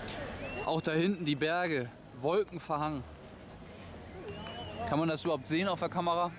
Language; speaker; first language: German; native; German